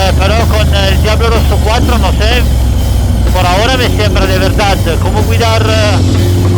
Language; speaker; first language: Spanish; non-native, learner; Italian